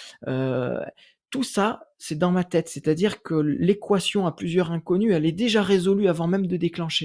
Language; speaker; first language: French; native; French